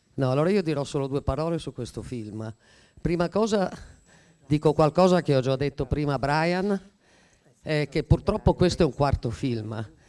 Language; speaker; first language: Italian; native; Italian